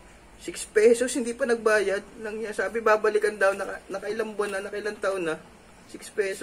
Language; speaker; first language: Filipino; native; Filipino